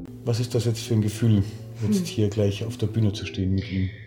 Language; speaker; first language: German; native; German